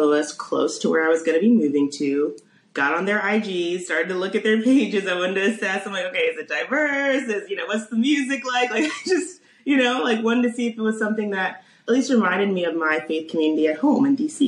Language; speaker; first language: English; native; English